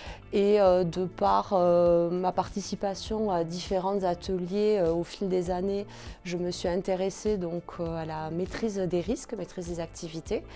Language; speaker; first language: French; native; French